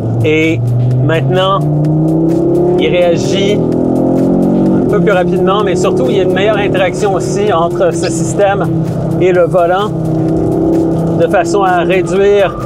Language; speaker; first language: French; native; French